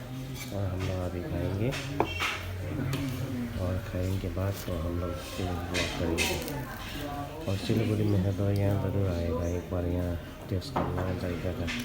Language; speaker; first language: Hindi; non-native, local second language; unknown